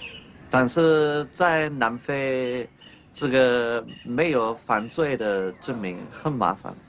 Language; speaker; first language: Chinese; non-native, learner; English